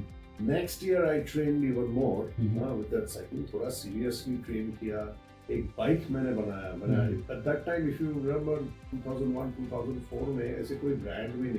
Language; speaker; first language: Hindi; non-native, local second language; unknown